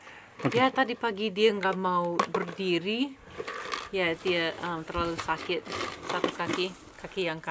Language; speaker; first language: Indonesian; non-native, learner; English